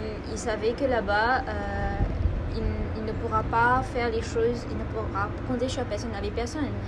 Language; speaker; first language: French; non-native, local second language; Morisyen